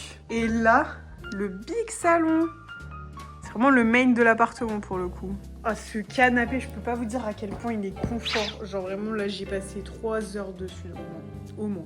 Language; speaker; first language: French; native; French